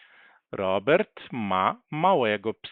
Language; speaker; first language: Polish; non-native, learner; Portuguese